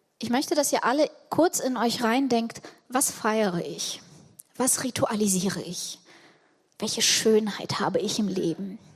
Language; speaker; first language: German; early bilingual, other home language; Russian